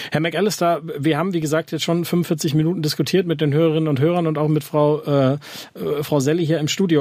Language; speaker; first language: German; native; German